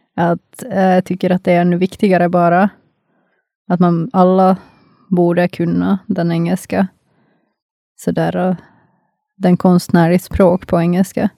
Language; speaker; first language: Swedish; non-native, local second language; Finnish